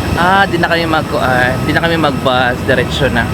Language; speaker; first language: Filipino; non-native, local second language; Waray